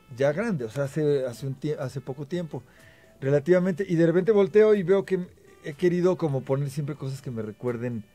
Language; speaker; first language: Spanish; native; Spanish